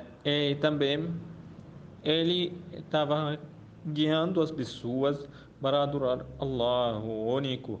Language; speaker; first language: Portuguese; non-native, fluent; Arabic